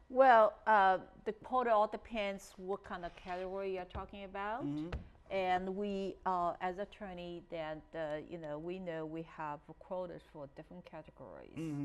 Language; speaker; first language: English; non-native, fluent; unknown